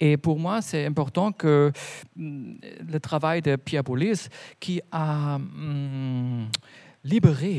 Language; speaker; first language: French; non-native, fluent; German